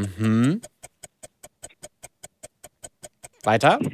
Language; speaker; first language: German; native; German